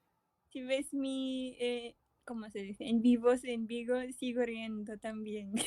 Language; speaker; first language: Spanish; non-native, learner; Filipino